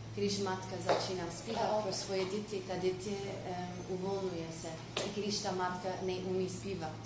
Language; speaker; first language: Czech; non-native, fluent; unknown